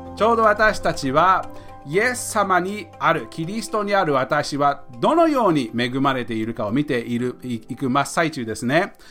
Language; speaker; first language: Japanese; non-native, fluent; English